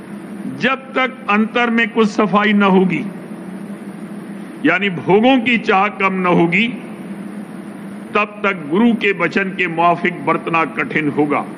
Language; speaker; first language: Hindi; native; Hindi